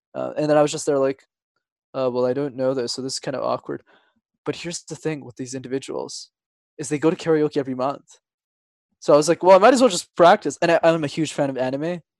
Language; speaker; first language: English; non-native, fluent; Tamil